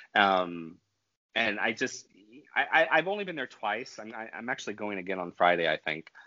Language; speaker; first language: English; native; English